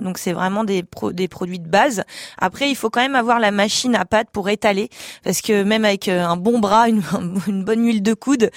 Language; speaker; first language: French; native; French